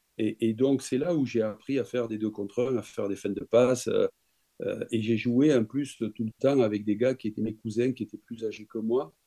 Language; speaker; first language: French; native; French